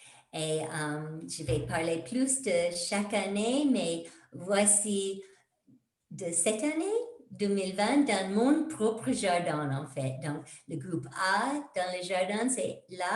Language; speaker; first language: French; non-native, fluent; English